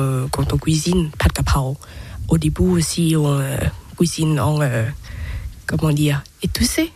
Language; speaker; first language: French; non-native, learner; Thai